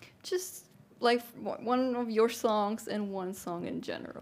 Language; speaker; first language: English; non-native, fluent; German